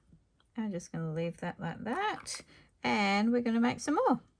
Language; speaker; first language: English; native; English